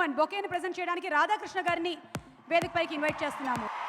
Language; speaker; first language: Telugu; native; Telugu